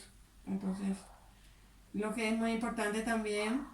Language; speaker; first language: Spanish; native; Spanish